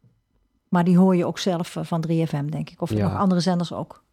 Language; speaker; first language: Dutch; native; Dutch